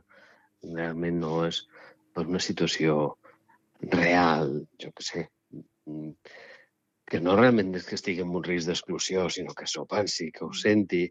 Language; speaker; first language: Catalan; native; Catalan